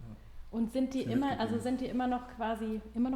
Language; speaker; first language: German; native; German